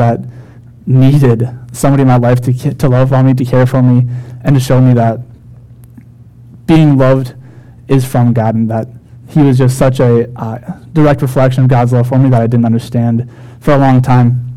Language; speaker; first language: English; native; English